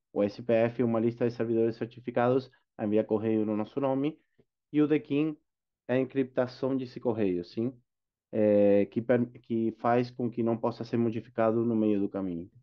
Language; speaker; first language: Portuguese; non-native, fluent; Spanish